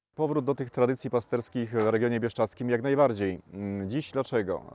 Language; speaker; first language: Polish; native; Polish